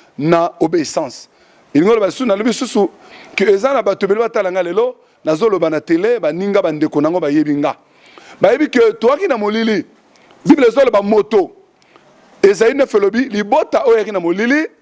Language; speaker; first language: Lingala; native; Lingala